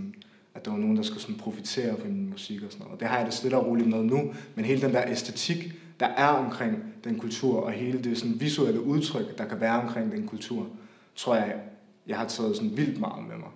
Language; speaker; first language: Danish; native; Danish